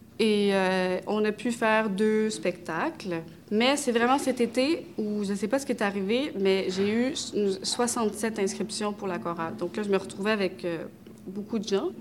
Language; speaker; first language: French; early bilingual, other home language; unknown